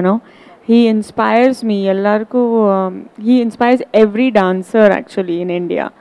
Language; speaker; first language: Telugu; non-native, learner; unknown